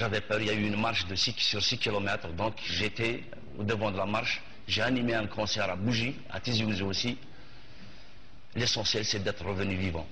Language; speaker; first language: French; non-native, local second language; Kabyle